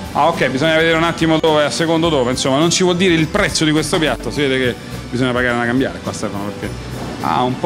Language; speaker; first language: Italian; native; Italian